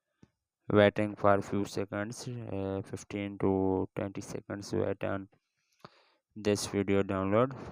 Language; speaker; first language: English; non-native, local second language; Urdu